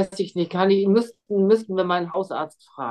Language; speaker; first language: German; native; German